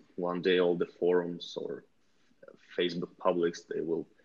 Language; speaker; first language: English; non-native, fluent; Russian